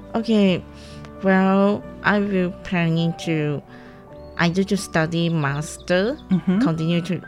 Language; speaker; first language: English; non-native, local second language; Chinese